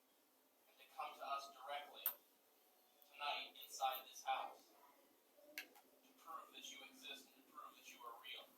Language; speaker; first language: English; native; English